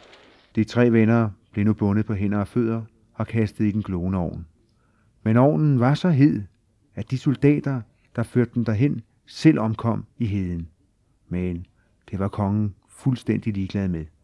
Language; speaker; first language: Danish; native; Danish